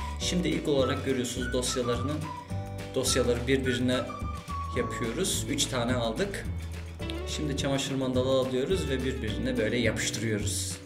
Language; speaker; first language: Turkish; early bilingual, heritage; Turkish